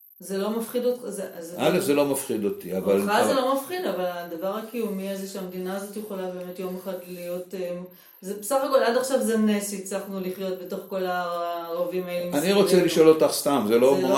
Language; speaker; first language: Hebrew; native; Hebrew